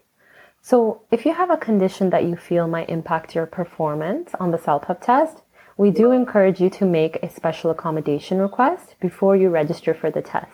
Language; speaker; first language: English; native; English